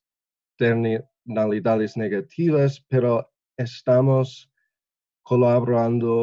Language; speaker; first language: Spanish; non-native, learner; English